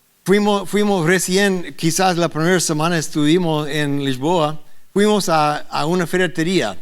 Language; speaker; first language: Spanish; non-native, learner; English